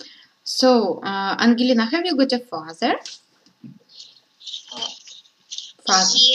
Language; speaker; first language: English; non-native, learner; Russian